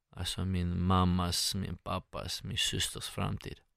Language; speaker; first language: Swedish; non-native, fluent; Russian